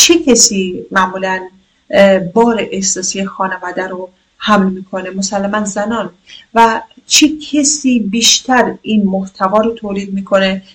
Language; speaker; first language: Persian; non-native, local second language; Kurdish